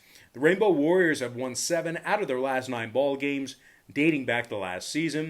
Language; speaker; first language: English; native; English